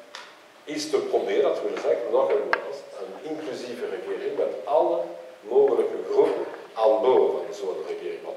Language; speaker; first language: Dutch; non-native, local second language; French